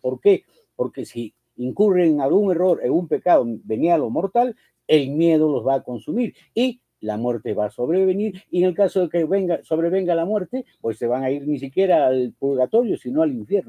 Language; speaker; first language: Spanish; native; Spanish